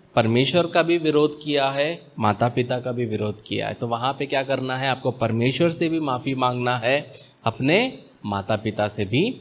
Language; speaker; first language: Hindi; native; Hindi